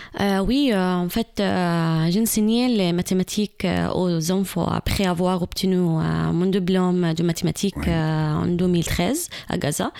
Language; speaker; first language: French; non-native, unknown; Arabic